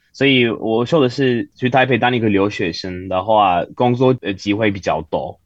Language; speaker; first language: Chinese; non-native, fluent; Turkish